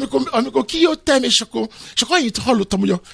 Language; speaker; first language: Hungarian; non-native, learner; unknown